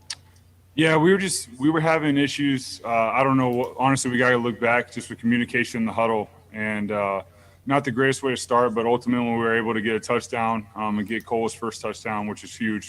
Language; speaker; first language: English; native; English